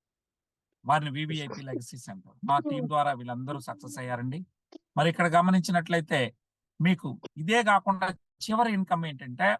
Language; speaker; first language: Telugu; native; Telugu